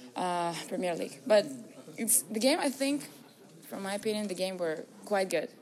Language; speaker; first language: English; non-native, learner; Russian